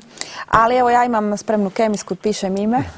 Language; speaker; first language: Croatian; native; Croatian